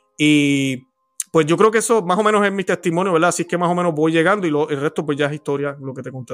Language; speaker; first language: Spanish; native; Spanish